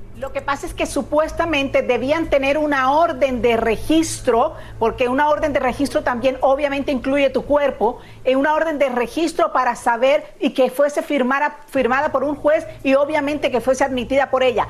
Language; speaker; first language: Spanish; native; Spanish